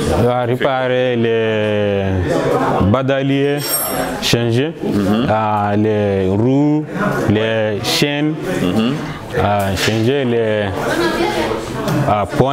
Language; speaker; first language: French; non-native, learner; Arabic